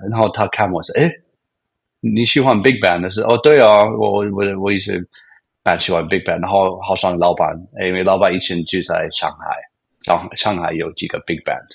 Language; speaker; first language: Chinese; non-native, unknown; English